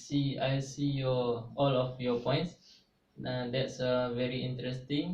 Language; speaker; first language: English; non-native, local second language; Malay